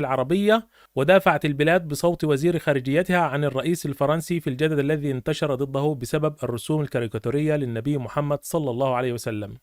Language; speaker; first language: Arabic; native; Arabic